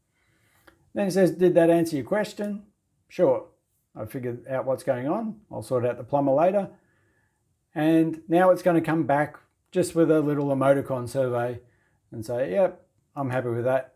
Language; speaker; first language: English; native; English